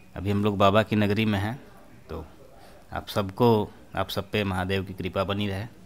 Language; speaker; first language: Hindi; native; Hindi